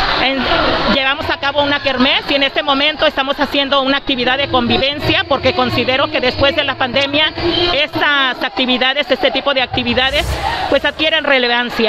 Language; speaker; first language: Spanish; native; Spanish